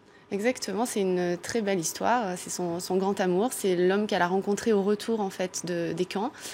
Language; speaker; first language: French; native; French